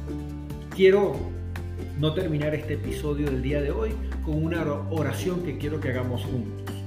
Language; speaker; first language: Spanish; native; Spanish